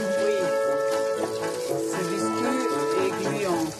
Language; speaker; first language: French; non-native, fluent; German